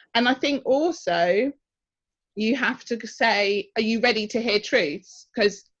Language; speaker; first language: English; native; English